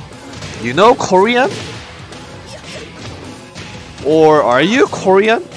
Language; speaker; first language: English; non-native, learner; Korean